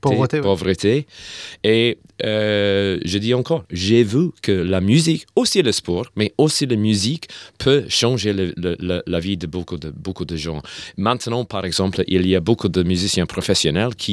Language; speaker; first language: French; non-native, learner; English